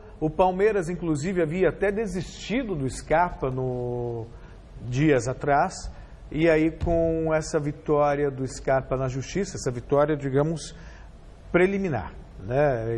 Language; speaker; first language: Portuguese; native; Portuguese